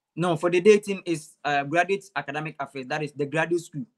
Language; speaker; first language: English; non-native, local second language; Akan